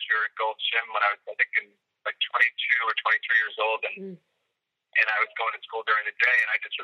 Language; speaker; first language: English; native; English